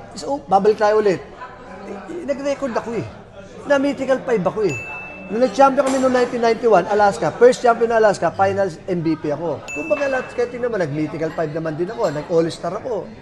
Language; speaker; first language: Filipino; native; Filipino